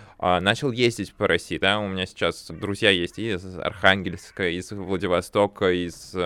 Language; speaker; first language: Russian; early bilingual, other home language; Armenian